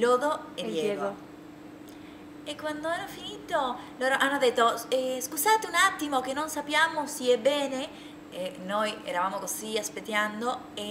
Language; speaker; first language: Italian; non-native, learner; Spanish